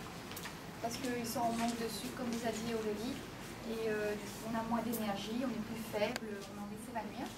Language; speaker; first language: French; native; French